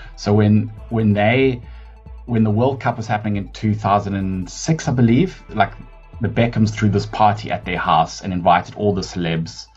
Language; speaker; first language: English; native; English